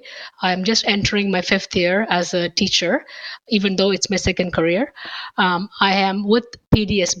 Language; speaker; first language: English; non-native, local second language; Tamil